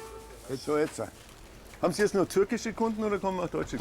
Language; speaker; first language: German; native; German